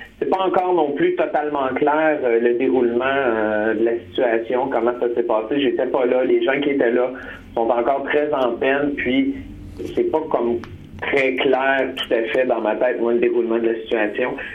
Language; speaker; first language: French; native; French